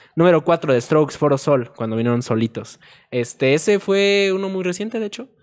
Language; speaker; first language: Spanish; native; Spanish